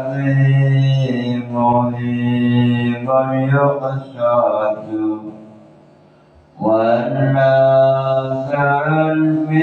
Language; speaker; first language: Arabic; non-native, fluent; Javanese